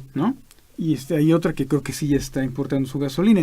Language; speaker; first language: Spanish; native; Spanish